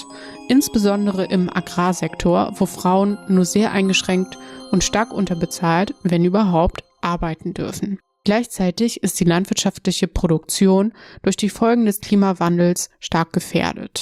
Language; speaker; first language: German; native; German